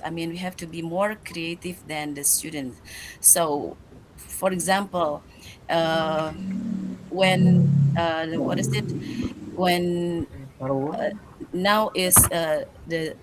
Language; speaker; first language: English; non-native, learner; Indonesian